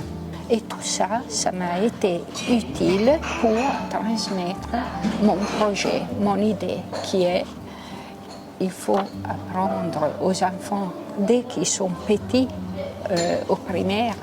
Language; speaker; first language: French; non-native, local second language; Italian